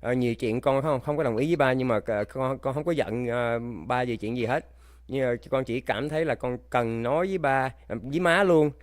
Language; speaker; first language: Vietnamese; early bilingual, heritage; Vietnamese